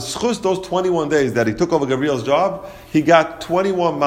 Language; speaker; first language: English; native; English